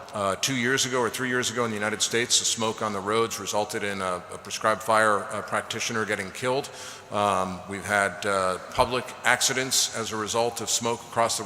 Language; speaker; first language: English; native; English